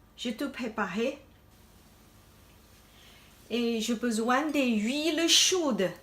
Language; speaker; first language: French; non-native, learner; Chinese